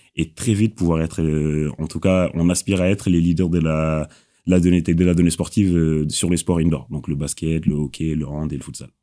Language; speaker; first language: French; non-native, local second language; Wolof